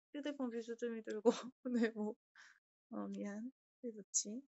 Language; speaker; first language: Korean; native; Korean